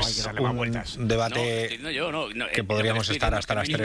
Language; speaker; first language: Spanish; native; Spanish